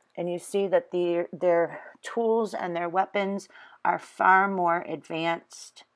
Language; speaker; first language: English; native; English